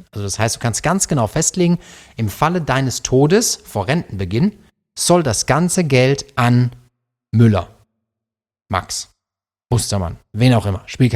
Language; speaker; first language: German; native; German